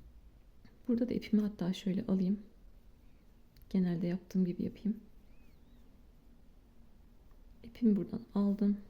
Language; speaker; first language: Turkish; native; Turkish